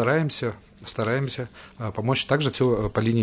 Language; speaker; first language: Russian; native; Russian